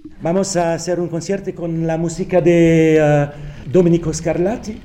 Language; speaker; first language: Spanish; non-native, fluent; French